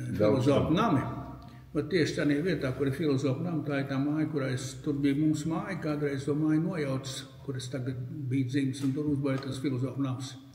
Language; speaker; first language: Latvian; native; Latvian